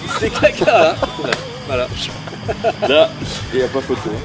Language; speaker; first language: French; native; French